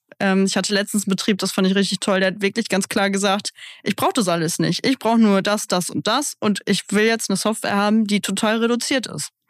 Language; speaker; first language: German; native; German